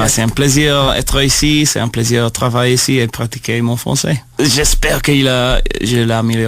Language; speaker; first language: French; non-native, learner; English